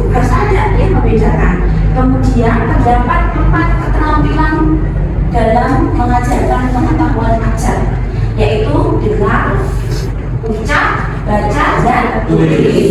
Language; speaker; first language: Indonesian; native; Indonesian